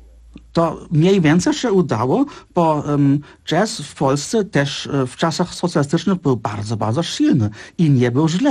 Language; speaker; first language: Polish; non-native, fluent; Czech